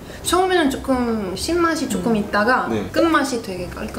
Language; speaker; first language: Korean; non-native, fluent; Italian